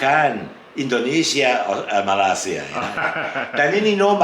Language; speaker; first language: Indonesian; non-native, fluent; English